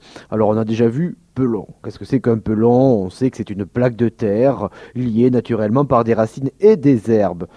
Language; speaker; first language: French; native; French